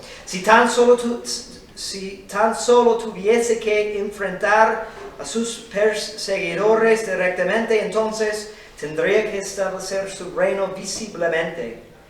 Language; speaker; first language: Spanish; non-native, fluent; English